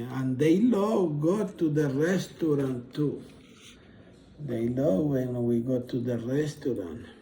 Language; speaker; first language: English; non-native, learner; Spanish